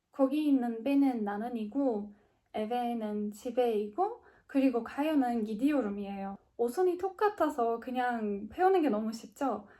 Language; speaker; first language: Korean; non-native, fluent; Turkish